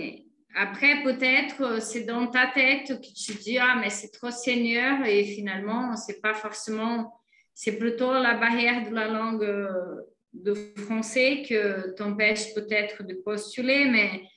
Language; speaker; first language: French; non-native, fluent; Portuguese